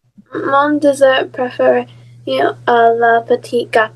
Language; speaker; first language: French; non-native, learner; English